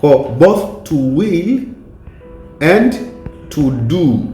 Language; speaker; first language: English; non-native, local second language; Swahili